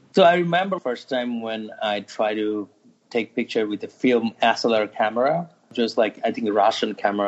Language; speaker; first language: English; non-native, local second language; Bangla